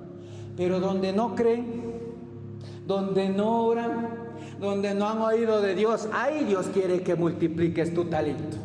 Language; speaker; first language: Spanish; native; Spanish